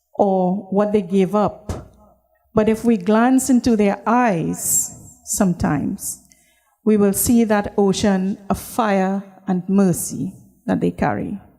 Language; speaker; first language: English; native; English